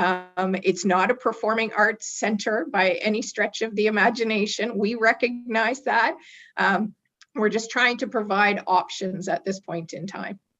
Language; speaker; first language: English; native; English